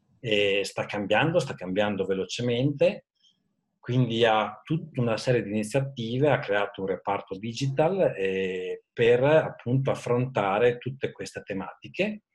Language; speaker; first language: Italian; native; Italian